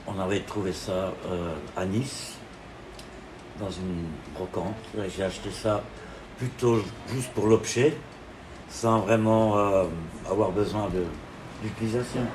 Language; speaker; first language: French; non-native, local second language; German